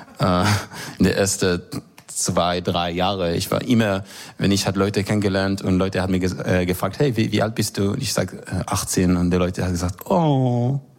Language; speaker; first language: German; non-native, learner; Hebrew